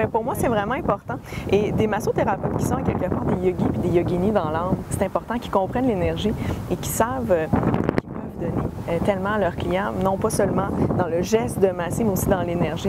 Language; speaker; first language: French; native; French